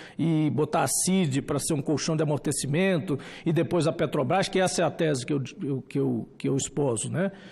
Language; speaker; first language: Portuguese; native; Portuguese